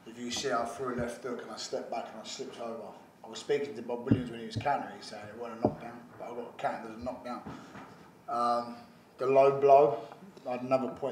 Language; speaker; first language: English; native; English